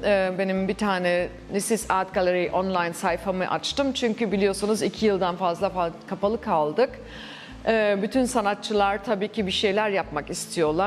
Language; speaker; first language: Turkish; early bilingual, heritage; Turkish